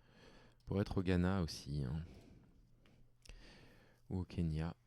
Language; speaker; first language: French; native; French